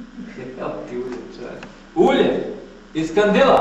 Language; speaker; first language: Bosnian; native; Bosnian